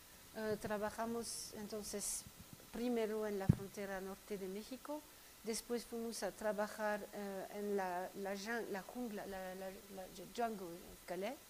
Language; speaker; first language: Spanish; non-native, fluent; French